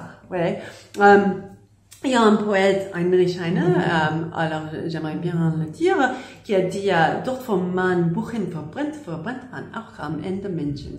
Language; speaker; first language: French; non-native, learner; English